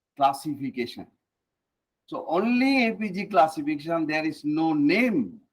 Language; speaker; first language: English; non-native, local second language; Bangla